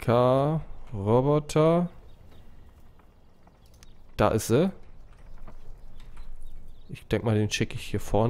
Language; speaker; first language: German; native; German